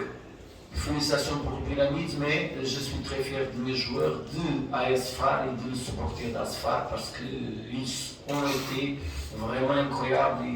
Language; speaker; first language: French; non-native, fluent; Portuguese